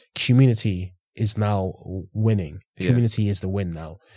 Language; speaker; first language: English; native; English